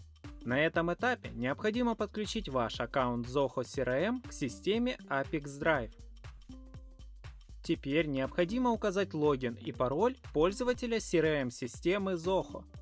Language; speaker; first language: Russian; native; Russian